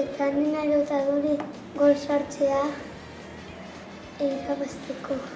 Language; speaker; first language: Basque; non-native, local second language; Spanish